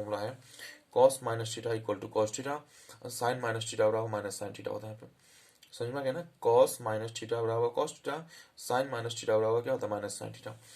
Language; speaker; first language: Hindi; native; Hindi